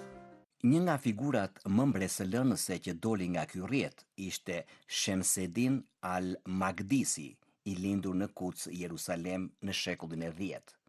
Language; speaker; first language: Albanian; native; Albanian